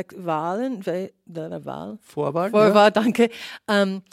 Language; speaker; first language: German; non-native, fluent; English